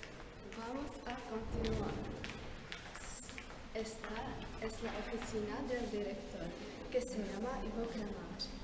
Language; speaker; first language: Spanish; non-native, learner; Czech